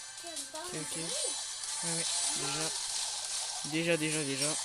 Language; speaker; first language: French; native; French